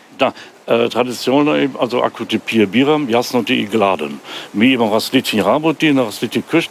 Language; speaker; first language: Bulgarian; non-native, learner; German